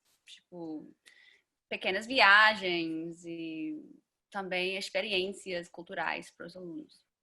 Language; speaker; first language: Portuguese; non-native, fluent; English